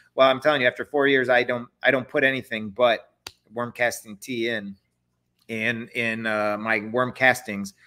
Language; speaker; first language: English; native; English